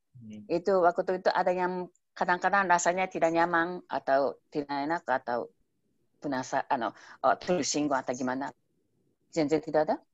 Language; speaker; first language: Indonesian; non-native, fluent; Japanese